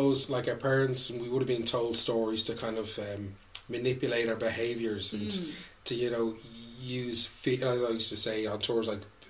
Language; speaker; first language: English; native; English